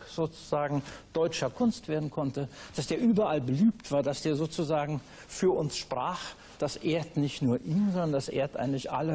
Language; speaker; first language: German; native; German